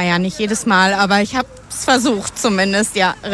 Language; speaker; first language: German; native; German